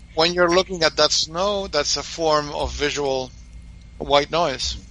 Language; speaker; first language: English; non-native, fluent; Spanish